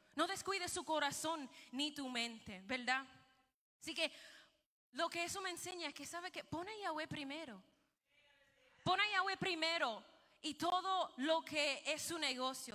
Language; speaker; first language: Spanish; early bilingual, heritage; Spanish